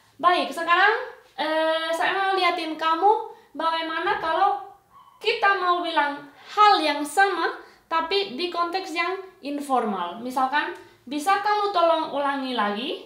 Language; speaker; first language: Indonesian; non-native, fluent; Spanish